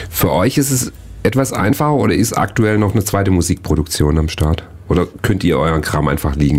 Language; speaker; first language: German; native; German